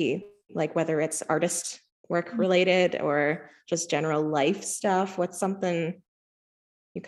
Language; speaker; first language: English; native; English